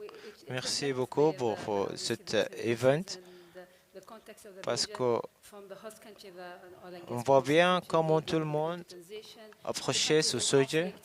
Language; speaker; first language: French; non-native, learner; Arabic